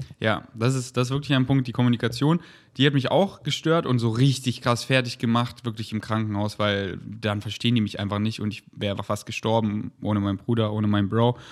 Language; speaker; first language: German; native; German